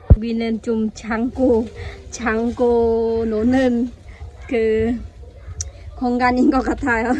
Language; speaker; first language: Korean; non-native, fluent; Khmer